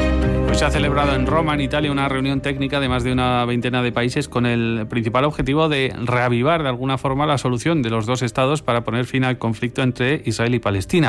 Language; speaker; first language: Spanish; native; Spanish